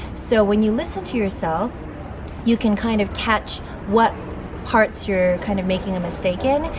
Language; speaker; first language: English; native; English